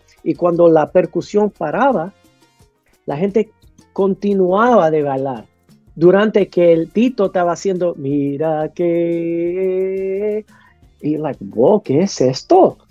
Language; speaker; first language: Spanish; early bilingual, heritage; English